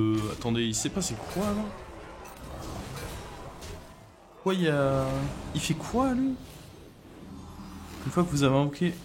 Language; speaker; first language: French; native; French